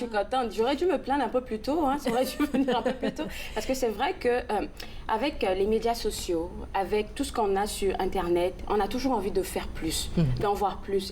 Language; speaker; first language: French; native; French